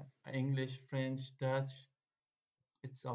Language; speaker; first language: English; non-native, fluent; Arabic